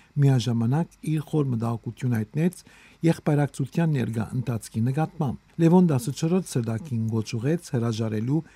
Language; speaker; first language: Armenian; native; Armenian